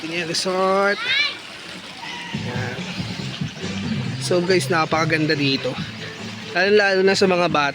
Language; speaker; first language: Filipino; native; Filipino